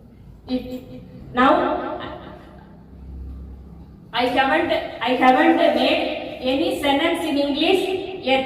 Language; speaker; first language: English; non-native, learner; Tamil